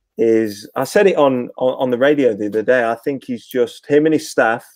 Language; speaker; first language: English; native; English